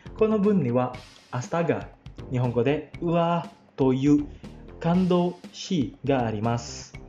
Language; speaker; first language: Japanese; non-native, fluent; Indonesian